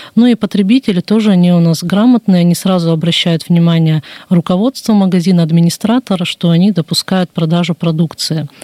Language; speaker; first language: Russian; native; Russian